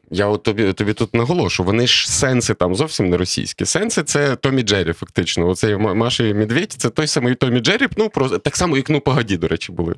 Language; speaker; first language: Ukrainian; native; Ukrainian